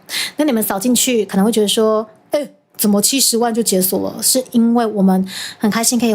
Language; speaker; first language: Chinese; native; Chinese